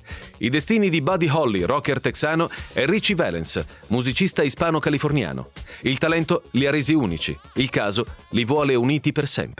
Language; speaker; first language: Italian; native; Italian